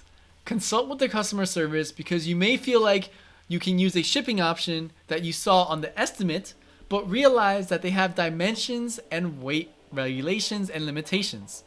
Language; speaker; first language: English; native; English